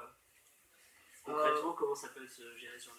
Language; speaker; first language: French; native; French